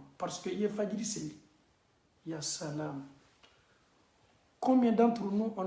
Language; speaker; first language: French; non-native, local second language; Bambara